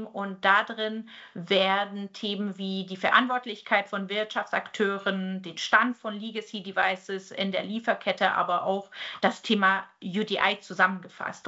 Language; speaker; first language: German; native; German